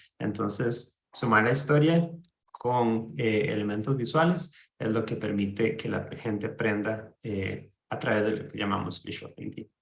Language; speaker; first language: Spanish; native; Spanish